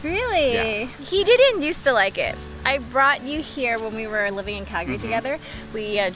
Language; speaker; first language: English; native; English